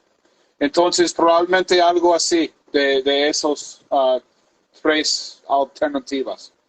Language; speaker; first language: Spanish; non-native, fluent; English